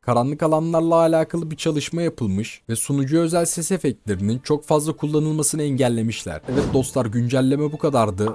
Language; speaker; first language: Turkish; native; Turkish